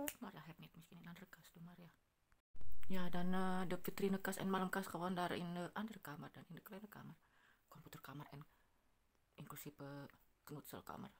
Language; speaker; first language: Dutch; non-native, learner; Indonesian